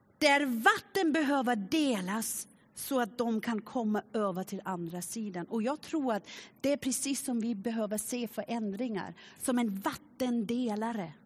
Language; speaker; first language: Swedish; non-native, fluent; German